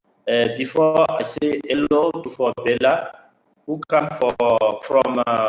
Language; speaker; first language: English; non-native, learner; French